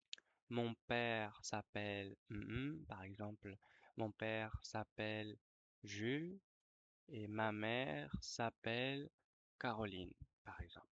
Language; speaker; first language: French; non-native, fluent; Spanish